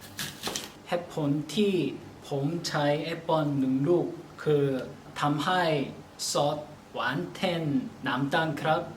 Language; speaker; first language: Thai; non-native, learner; Korean